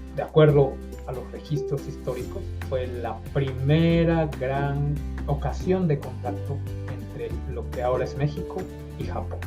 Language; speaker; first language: Spanish; native; Spanish